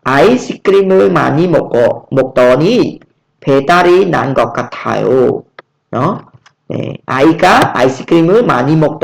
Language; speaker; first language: Korean; non-native, fluent; Khmer